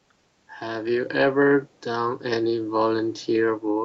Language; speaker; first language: English; non-native, learner; Chinese